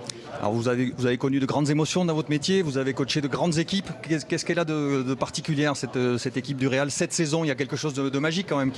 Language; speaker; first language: French; native; French